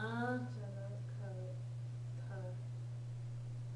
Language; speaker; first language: Japanese; non-native, learner; English